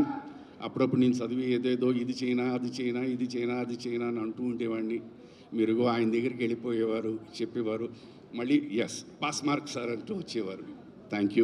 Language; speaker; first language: Telugu; native; Telugu